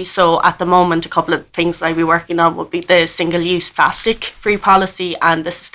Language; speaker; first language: English; native; English